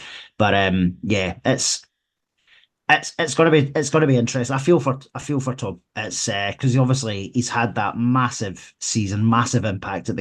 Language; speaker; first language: English; native; English